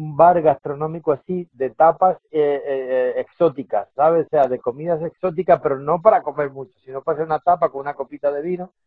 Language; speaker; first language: Spanish; native; Spanish